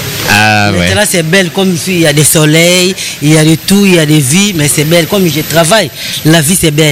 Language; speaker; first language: French; non-native, learner; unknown